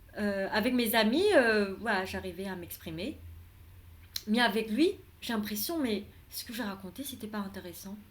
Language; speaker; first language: French; non-native, fluent; Vietnamese